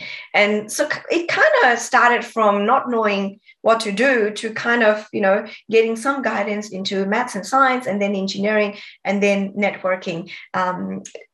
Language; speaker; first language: English; non-native, local second language; Nepali